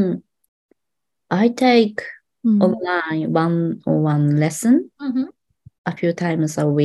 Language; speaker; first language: English; non-native, learner; Japanese